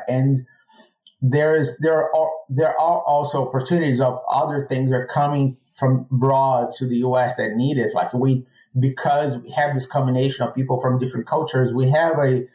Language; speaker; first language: English; non-native, fluent; Portuguese